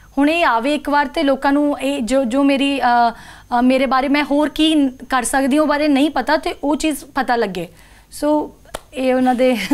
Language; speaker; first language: Punjabi; native; Punjabi